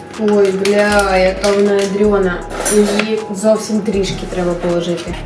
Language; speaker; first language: Ukrainian; non-native, local second language; Russian